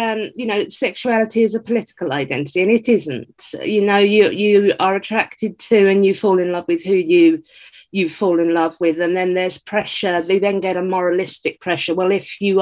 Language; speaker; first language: English; native; English